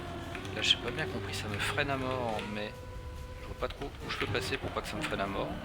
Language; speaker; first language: French; native; French